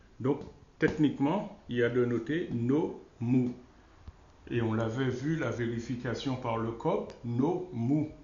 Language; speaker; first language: French; non-native, local second language; Wolof